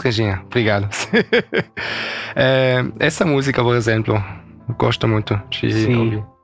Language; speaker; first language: Portuguese; early bilingual, heritage; German